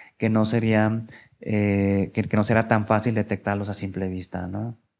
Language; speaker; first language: Spanish; native; Spanish